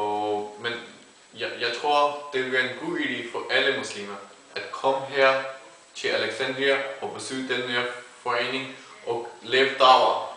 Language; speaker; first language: Danish; non-native, fluent; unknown